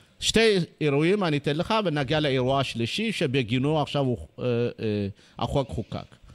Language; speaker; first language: Hebrew; non-native, fluent; Amharic